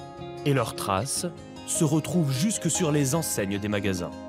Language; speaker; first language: French; native; French